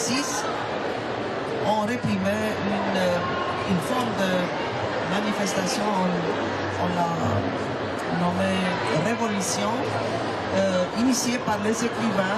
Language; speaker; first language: French; non-native, fluent; Romanian